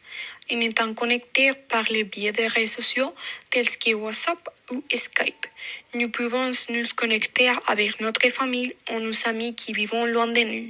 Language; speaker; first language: French; non-native, fluent; Spanish